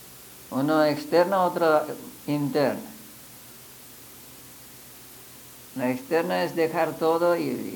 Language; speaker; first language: Spanish; non-native, fluent; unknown